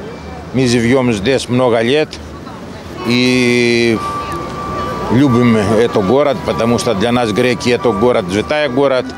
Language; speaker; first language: Russian; non-native, learner; Greek